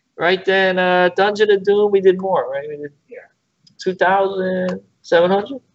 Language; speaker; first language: English; native; English